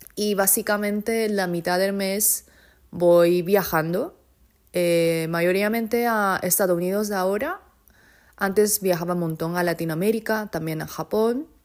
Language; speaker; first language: Spanish; non-native, fluent; Japanese